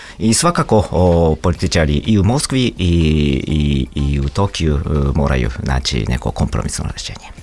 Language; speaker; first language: Serbian; non-native, fluent; Japanese